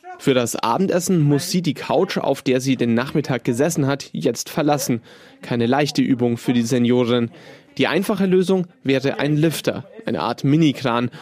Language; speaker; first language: German; native; German